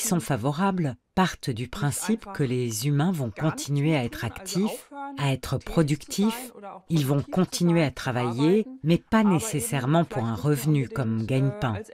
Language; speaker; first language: French; native; French